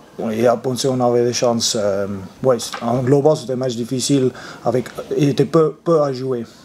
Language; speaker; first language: French; non-native, fluent; Afrikaans